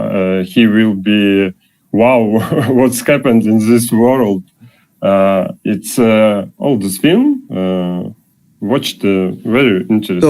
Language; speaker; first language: English; non-native, learner; Russian